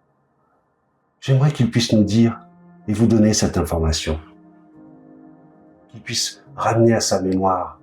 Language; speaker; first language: French; native; French